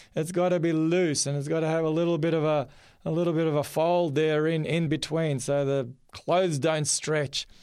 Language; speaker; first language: English; early bilingual, other home language; Macedonian